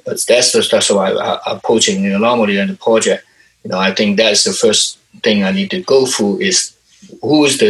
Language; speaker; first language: English; non-native, local second language; Cantonese